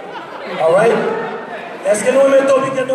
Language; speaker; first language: French; non-native, local second language; Haitian Creole